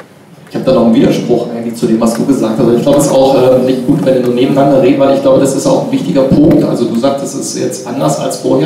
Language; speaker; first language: German; native; German